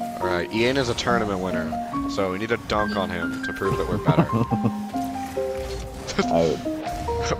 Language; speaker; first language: English; native; English